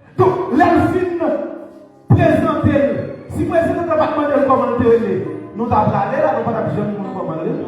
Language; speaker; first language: French; non-native, local second language; Haitian Creole